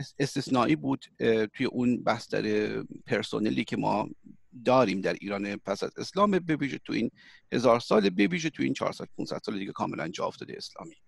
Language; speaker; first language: Persian; early bilingual, heritage; Persian